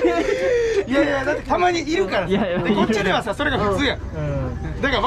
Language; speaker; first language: Japanese; native; Japanese